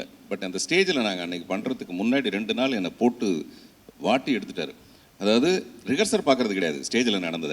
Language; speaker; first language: Tamil; native; Tamil